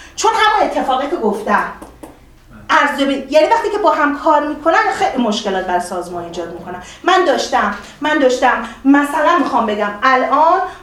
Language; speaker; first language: Persian; native; Persian